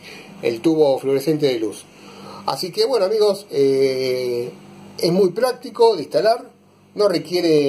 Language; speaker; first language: Spanish; native; Spanish